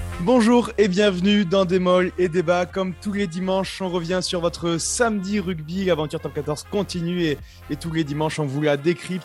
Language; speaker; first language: French; native; French